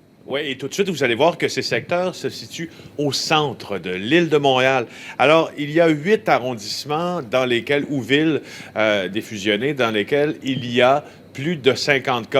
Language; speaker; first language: French; native; French